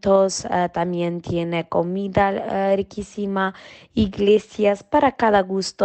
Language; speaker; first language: Spanish; non-native, fluent; Macedonian